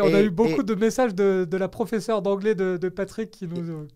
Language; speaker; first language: French; native; French